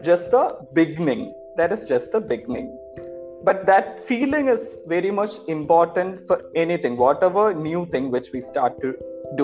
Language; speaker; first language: English; non-native, local second language; Malayalam